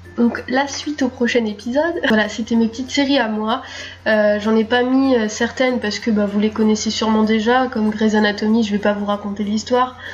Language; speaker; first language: French; native; French